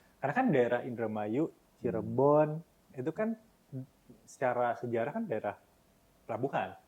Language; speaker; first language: Indonesian; non-native, local second language; Sundanese